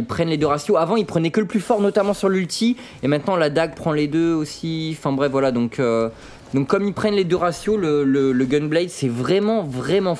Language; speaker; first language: French; native; French